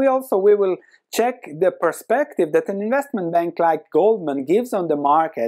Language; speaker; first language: English; non-native, fluent; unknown